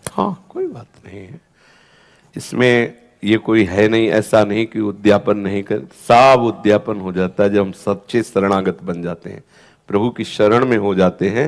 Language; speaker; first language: Hindi; native; Hindi